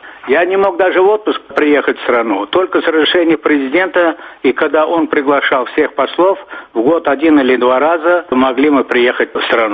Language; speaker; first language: Russian; non-native, local second language; Turkmen